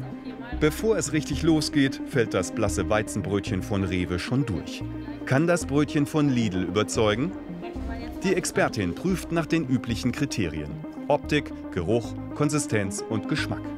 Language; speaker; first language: German; native; German